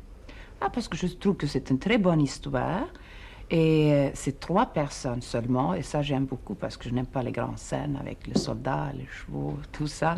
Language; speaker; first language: French; non-native, fluent; Swedish